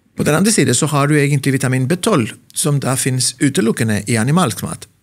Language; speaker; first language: Norwegian; non-native, fluent; Greek